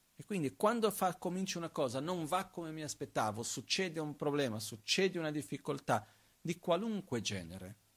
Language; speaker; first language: Italian; non-native, fluent; Portuguese